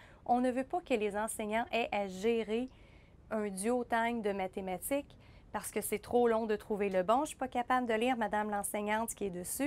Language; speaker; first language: French; native; French